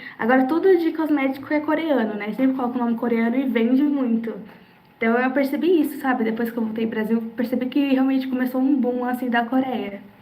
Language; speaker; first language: Portuguese; native; Portuguese